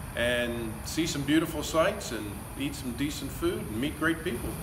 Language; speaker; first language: English; native; English